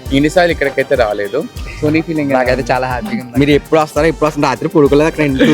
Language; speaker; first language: Telugu; native; Telugu